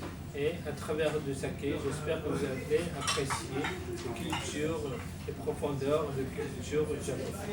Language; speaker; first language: French; non-native, learner; Japanese